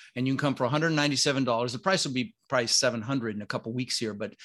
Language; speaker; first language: English; early bilingual, other home language; Dutch